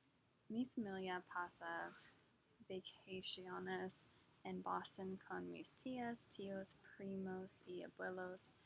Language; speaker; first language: Spanish; non-native, learner; English